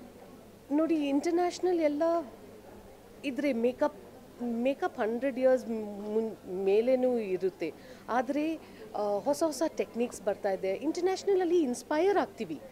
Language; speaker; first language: Kannada; non-native, fluent; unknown